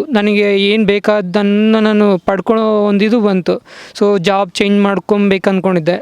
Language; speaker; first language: Kannada; native; Kannada